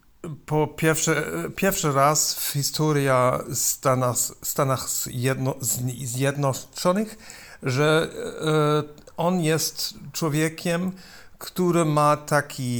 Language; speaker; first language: Polish; non-native, learner; German